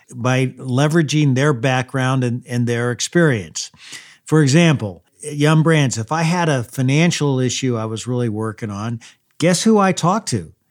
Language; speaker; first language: English; native; English